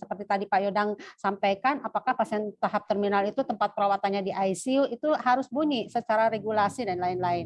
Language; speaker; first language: Indonesian; native; Indonesian